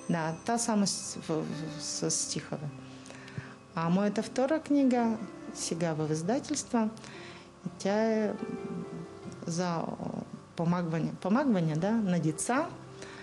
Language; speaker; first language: Bulgarian; non-native, learner; Russian